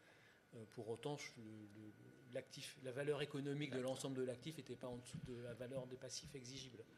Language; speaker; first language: French; native; French